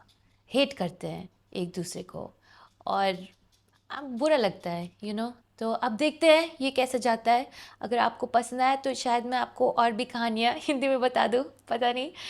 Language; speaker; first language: Hindi; non-native, local second language; English